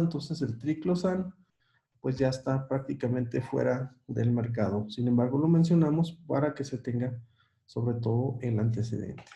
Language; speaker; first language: Spanish; native; Spanish